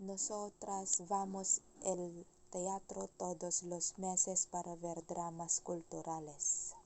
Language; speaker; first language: Spanish; non-native, learner; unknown